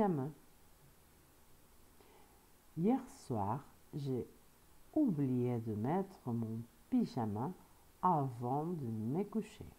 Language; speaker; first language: French; non-native, fluent; Spanish